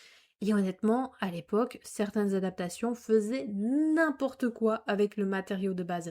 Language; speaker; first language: French; native; French